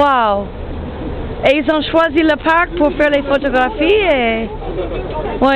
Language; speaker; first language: French; non-native, learner; English